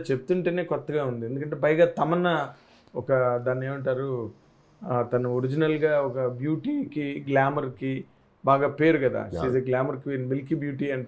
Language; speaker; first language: Telugu; native; Telugu